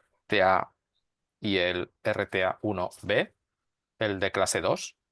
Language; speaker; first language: Spanish; native; Spanish